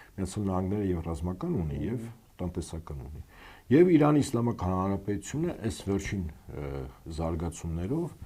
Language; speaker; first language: Armenian; native; Armenian